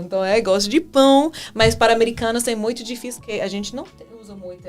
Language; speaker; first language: Portuguese; non-native, fluent; English